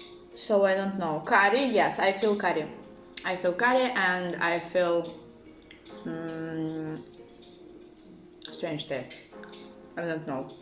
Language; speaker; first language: English; non-native, learner; Russian